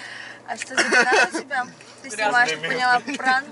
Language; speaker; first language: Russian; non-native, learner; Turkish